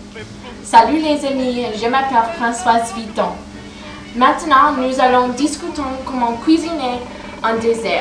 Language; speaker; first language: French; non-native, learner; English